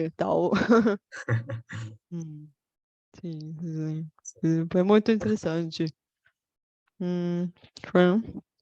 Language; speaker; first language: Portuguese; non-native, fluent; Bulgarian